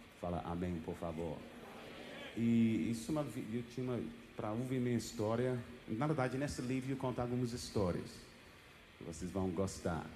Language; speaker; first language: Portuguese; non-native, fluent; English